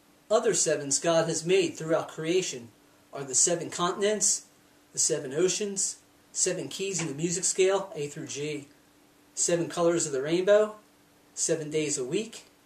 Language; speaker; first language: English; native; English